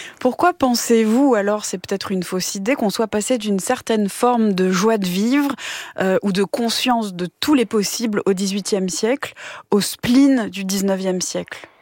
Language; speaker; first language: French; native; French